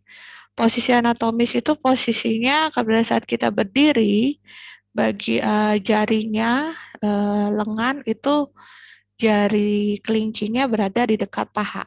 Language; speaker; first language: Indonesian; native; Indonesian